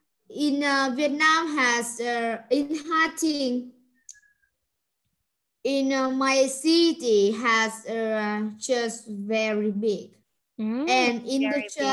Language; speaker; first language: English; non-native, learner; Vietnamese